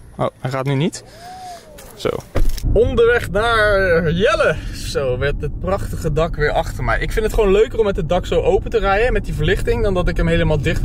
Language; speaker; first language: Dutch; native; Dutch